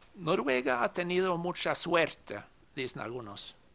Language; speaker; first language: Spanish; non-native, fluent; Norwegian